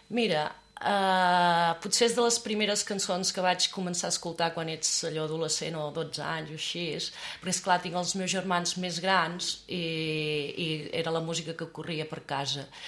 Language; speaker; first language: Catalan; native; Catalan